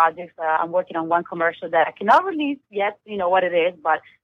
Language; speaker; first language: English; non-native, fluent; Italian